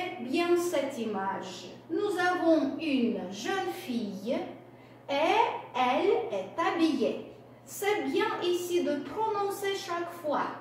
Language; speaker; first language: French; non-native, fluent; Russian